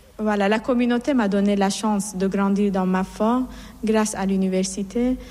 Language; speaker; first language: French; non-native, learner; Persian